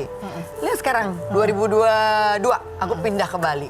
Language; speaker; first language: Indonesian; native; Indonesian